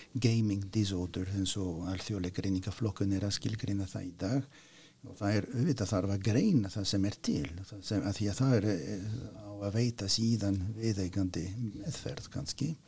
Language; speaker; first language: Icelandic; non-native, fluent; French